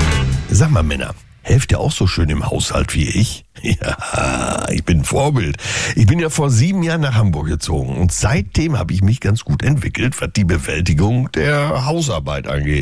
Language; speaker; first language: German; native; German